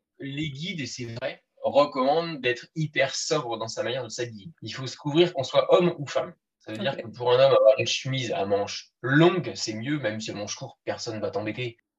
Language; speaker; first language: French; native; French